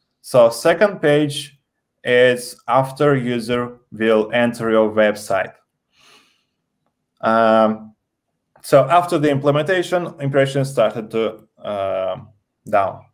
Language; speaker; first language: English; non-native, learner; Turkish